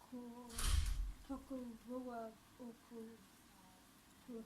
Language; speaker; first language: Māori; non-native, learner; English